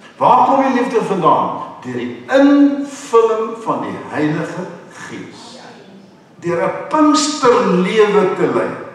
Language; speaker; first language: Afrikaans; non-native, local second language; English